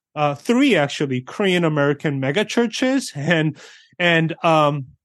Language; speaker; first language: English; early bilingual, other home language; Korean